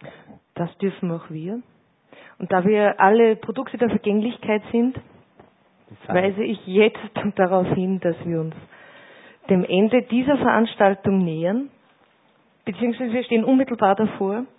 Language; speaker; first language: German; native; German